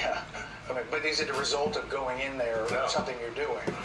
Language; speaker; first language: English; native; English